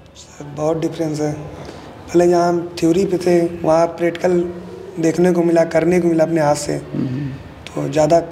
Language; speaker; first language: Hindi; native; Hindi